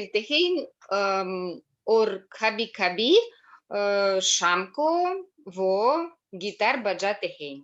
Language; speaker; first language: Hindi; non-native, learner; Russian